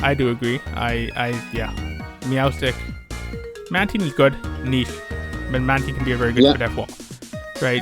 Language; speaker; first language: English; native; English